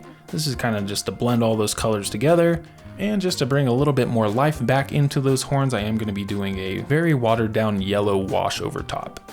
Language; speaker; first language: English; native; English